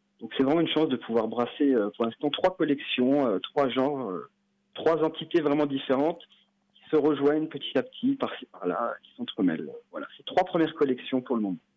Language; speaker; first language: French; native; French